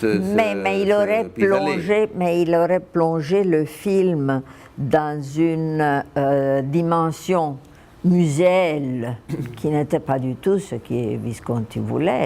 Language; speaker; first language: French; non-native, fluent; Italian